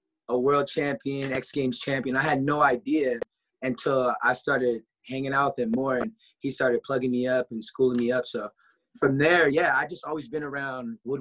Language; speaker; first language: English; native; English